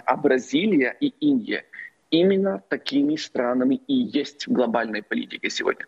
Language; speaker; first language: Russian; non-native, local second language; Ukrainian